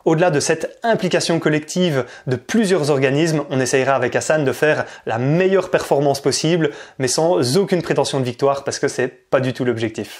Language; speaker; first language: French; native; French